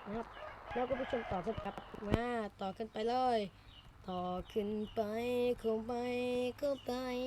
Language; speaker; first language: Thai; native; Thai